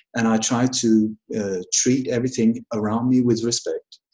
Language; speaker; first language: English; early bilingual, other home language; Danish